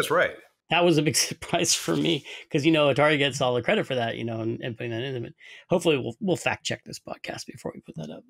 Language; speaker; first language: English; native; English